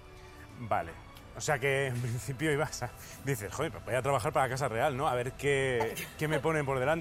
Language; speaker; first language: Spanish; native; Spanish